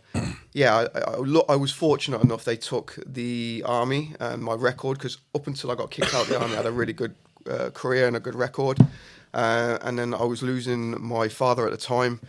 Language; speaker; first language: English; native; English